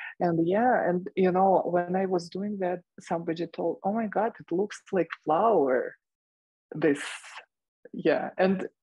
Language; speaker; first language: English; non-native, fluent; Russian